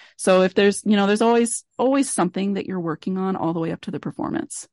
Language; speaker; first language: English; native; English